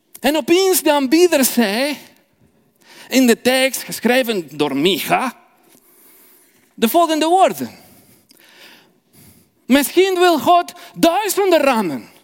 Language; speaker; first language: Dutch; non-native, fluent; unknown